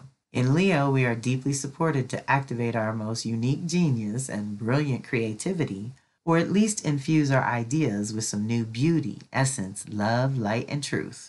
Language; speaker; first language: English; native; English